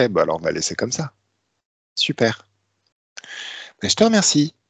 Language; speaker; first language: French; native; French